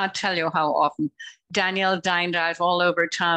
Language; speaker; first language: English; native; English